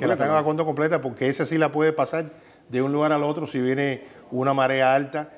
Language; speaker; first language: Spanish; native; Spanish